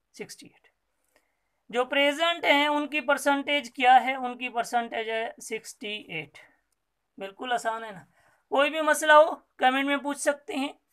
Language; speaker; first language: Urdu; non-native, local second language; Sindhi